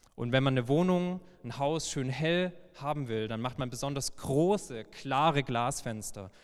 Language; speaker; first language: German; native; German